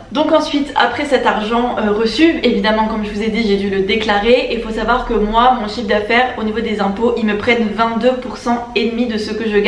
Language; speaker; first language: French; native; French